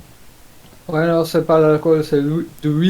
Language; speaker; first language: French; non-native, learner; German